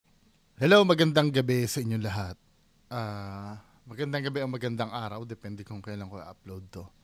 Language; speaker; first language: Filipino; native; Filipino